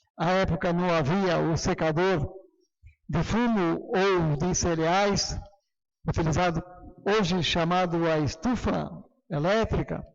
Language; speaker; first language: Portuguese; native; Portuguese